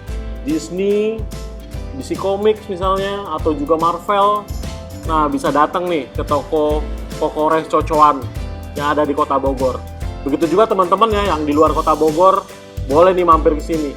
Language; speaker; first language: Indonesian; native; Indonesian